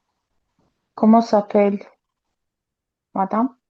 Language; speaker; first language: French; non-native, learner; Azerbaijani